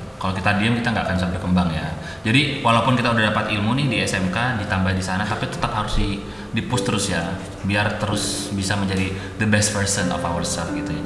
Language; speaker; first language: Indonesian; non-native, local second language; Madurese